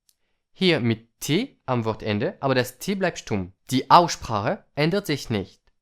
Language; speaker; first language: German; non-native, fluent; French